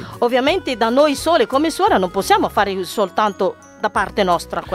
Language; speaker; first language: Italian; non-native, learner; Malagasy